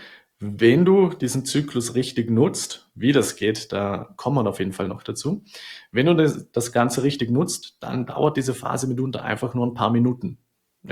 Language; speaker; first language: German; native; German